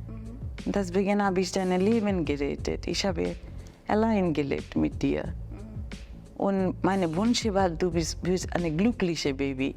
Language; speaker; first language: German; non-native, learner; Bangla